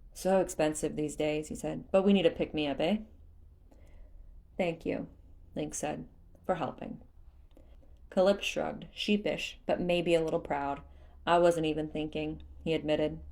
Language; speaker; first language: English; native; English